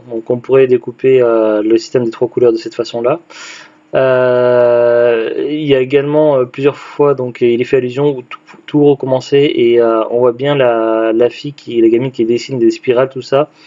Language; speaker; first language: French; native; French